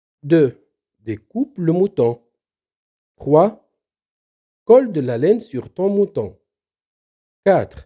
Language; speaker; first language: French; non-native, local second language; Arabic